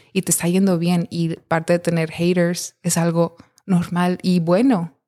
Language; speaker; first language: Spanish; early bilingual, heritage; Spanish